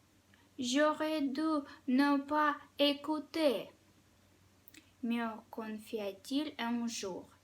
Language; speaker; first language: French; non-native, fluent; Russian